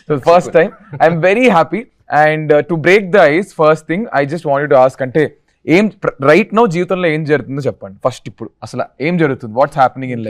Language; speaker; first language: Telugu; native; Telugu